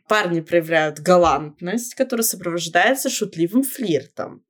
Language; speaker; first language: Russian; native; Russian